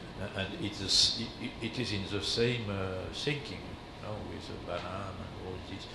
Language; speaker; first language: English; non-native, learner; French